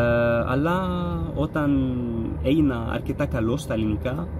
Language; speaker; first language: Greek; non-native, fluent; Arabic